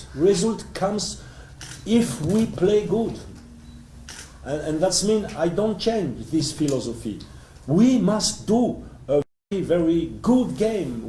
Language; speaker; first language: English; non-native, learner; French